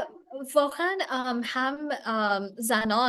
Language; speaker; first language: Persian; non-native, learner; English